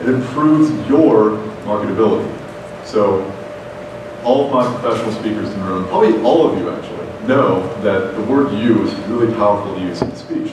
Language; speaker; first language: English; native; English